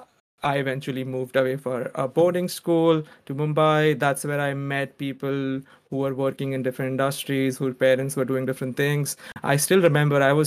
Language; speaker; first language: English; non-native, local second language; Gujarati